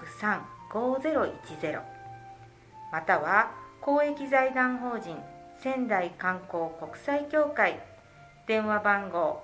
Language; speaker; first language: Japanese; native; Japanese